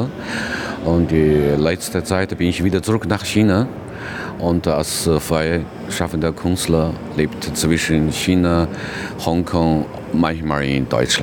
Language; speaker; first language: German; non-native, learner; Chinese